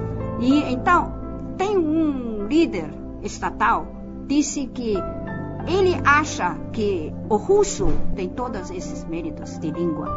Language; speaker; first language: Portuguese; non-native, fluent; Chinese